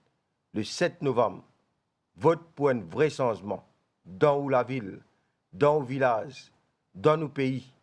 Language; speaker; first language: French; non-native, local second language; Morisyen